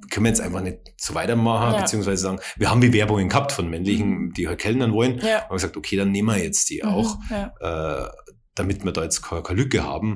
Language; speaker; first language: German; native; German